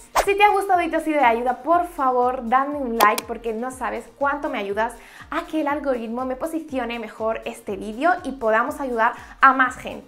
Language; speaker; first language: Spanish; native; Spanish